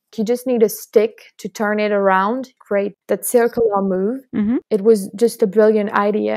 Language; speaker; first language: English; non-native, fluent; French